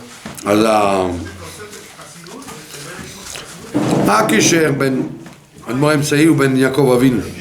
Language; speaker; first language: Hebrew; non-native, fluent; French